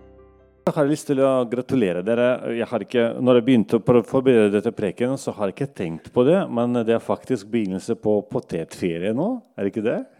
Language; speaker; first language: Norwegian; non-native, local second language; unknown